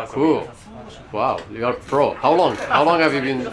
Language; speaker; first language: English; non-native, learner; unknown